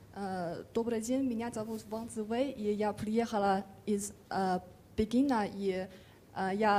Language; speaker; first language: Russian; non-native, fluent; Chinese